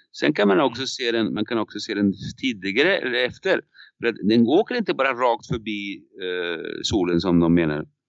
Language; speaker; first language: Swedish; non-native, fluent; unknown